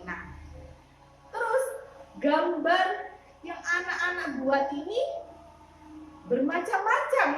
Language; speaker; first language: Indonesian; native; Indonesian